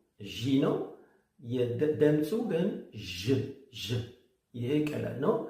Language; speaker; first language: Amharic; non-native, learner; French